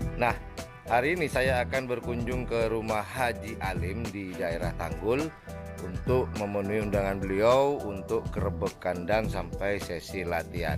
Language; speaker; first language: Indonesian; non-native, local second language; Madurese